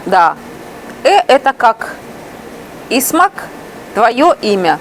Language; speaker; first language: Russian; native; Russian